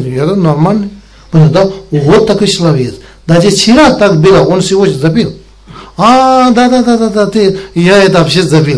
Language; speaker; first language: Russian; non-native, learner; Tibetan